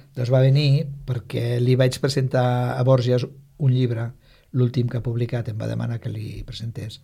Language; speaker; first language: Catalan; non-native, local second language; Spanish